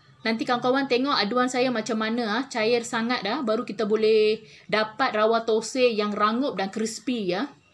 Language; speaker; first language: Malay; non-native, local second language; Tamil